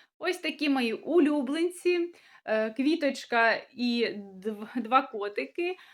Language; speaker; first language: Ukrainian; native; Ukrainian